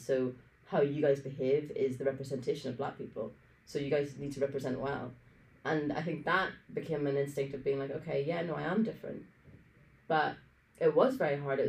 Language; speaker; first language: English; early bilingual, other home language; Arabic